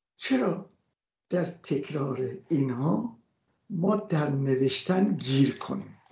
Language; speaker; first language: Persian; non-native, local second language; Kurdish